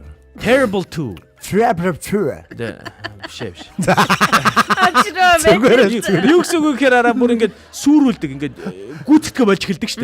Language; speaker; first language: Mongolian; native; Mongolian